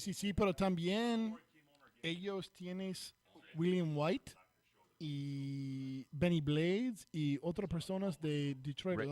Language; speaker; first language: Spanish; non-native, learner; English